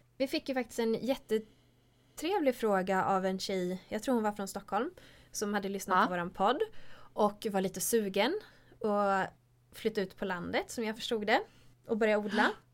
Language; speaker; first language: Swedish; native; Swedish